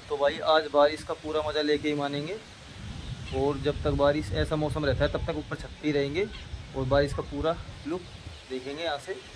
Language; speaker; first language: Hindi; native; Hindi